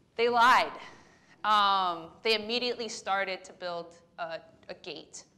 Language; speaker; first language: English; native; English